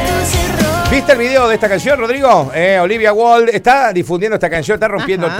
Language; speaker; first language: Spanish; native; Spanish